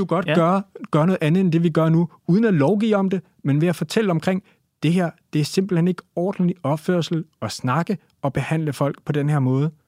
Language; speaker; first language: Danish; native; Danish